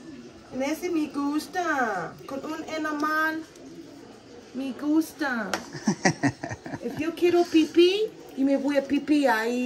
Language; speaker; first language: Spanish; non-native, learner; English